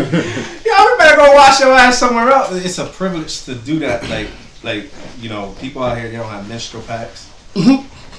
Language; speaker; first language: English; native; English